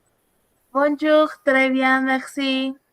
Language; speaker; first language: French; non-native, learner; Spanish